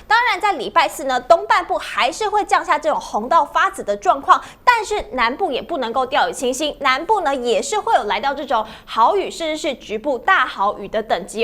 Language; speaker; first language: Chinese; native; Chinese